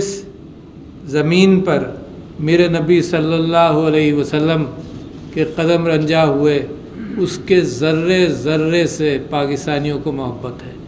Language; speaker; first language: Urdu; native; Urdu